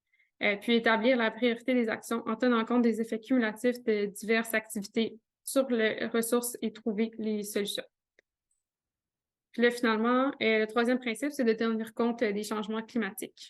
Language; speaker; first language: French; native; French